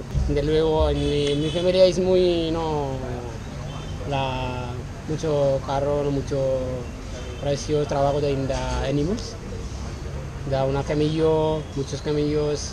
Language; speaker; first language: Spanish; non-native, learner; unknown